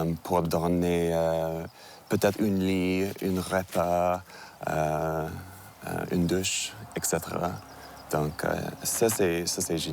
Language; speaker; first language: French; non-native, local second language; English